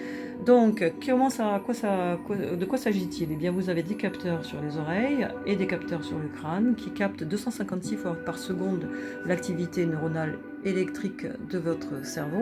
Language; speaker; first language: French; native; French